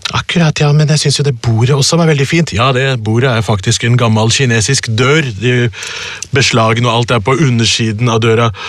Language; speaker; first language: Norwegian; early bilingual, other home language; Urdu